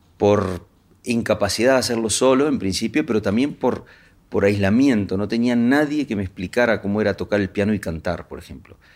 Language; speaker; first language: Spanish; native; Spanish